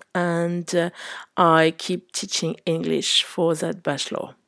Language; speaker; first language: English; non-native, fluent; French